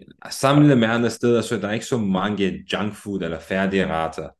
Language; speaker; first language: Danish; non-native, fluent; Romanian